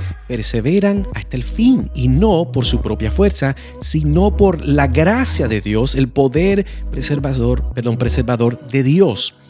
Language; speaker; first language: Spanish; native; Spanish